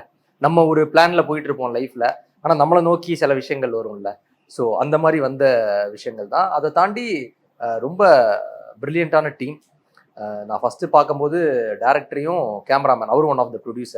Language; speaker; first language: Tamil; native; Tamil